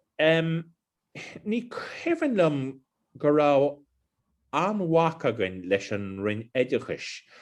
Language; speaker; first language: Irish; non-native, local second language; English